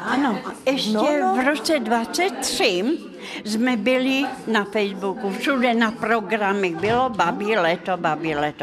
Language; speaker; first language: Czech; non-native, fluent; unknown